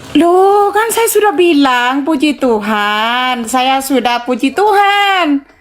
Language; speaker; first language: Indonesian; non-native, local second language; Madurese